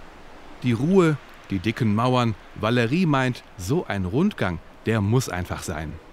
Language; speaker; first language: German; native; German